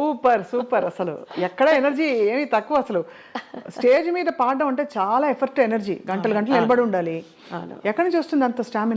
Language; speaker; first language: Telugu; native; Telugu